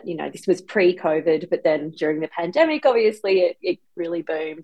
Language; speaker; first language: English; native; English